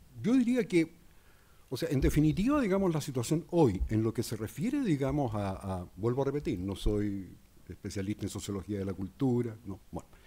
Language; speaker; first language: Spanish; native; Spanish